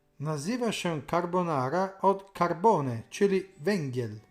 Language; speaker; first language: Polish; non-native, learner; Italian